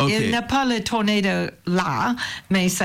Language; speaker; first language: French; non-native, learner; English